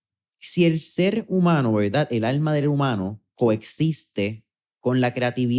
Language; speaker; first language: Spanish; native; Spanish